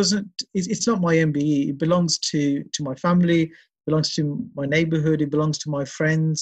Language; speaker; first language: English; native; English